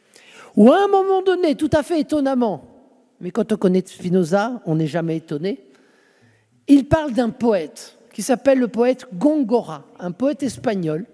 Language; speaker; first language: French; native; French